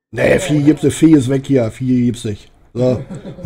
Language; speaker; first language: German; native; German